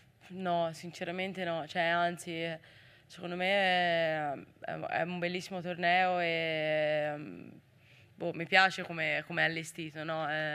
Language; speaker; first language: Italian; native; Italian